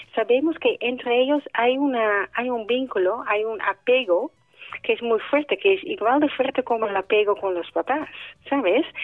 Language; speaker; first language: Spanish; non-native, fluent; Dutch